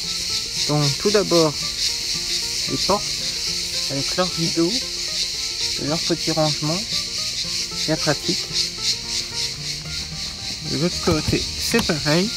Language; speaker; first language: French; native; French